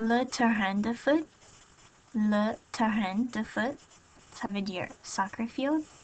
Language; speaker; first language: French; non-native, fluent; English